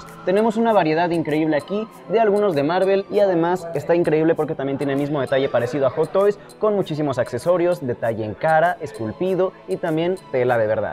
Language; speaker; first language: Spanish; native; Spanish